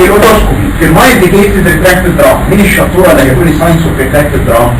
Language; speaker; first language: Arabic; native; Arabic